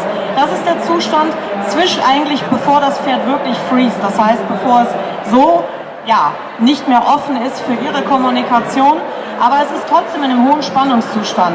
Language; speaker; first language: German; native; German